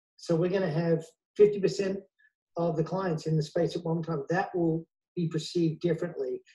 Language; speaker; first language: English; native; English